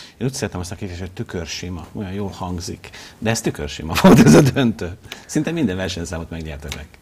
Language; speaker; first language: Hungarian; native; Hungarian